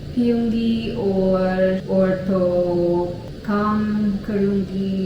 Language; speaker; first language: Hindi; non-native, learner; English